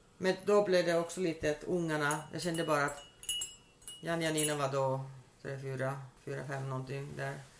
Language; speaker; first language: Swedish; non-native, local second language; Finnish